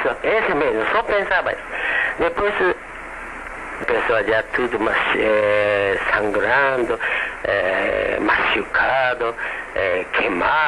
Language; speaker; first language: Portuguese; non-native, learner; Japanese